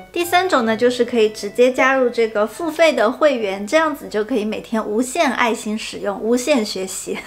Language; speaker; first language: Chinese; native; Chinese